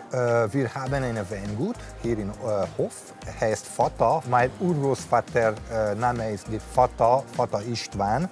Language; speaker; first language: German; non-native, learner; Hungarian